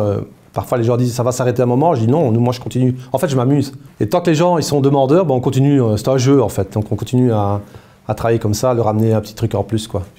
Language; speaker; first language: French; native; French